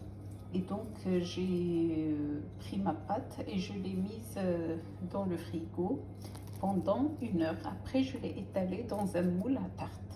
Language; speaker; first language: French; non-native, local second language; Arabic